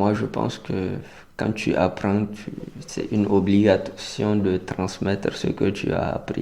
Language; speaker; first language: French; non-native, local second language; Hausa